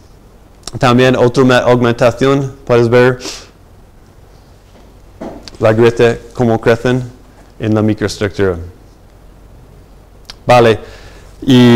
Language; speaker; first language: Spanish; non-native, fluent; English